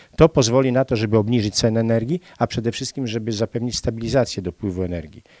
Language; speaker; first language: Polish; native; Polish